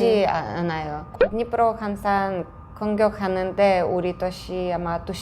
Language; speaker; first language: Korean; non-native, fluent; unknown